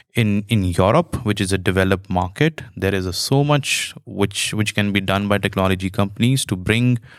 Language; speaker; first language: English; non-native, local second language; Hindi